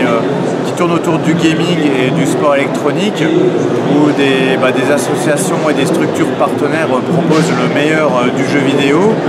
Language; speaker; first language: French; native; French